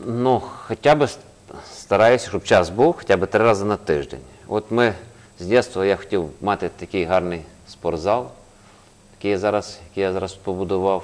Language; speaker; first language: Ukrainian; native; Ukrainian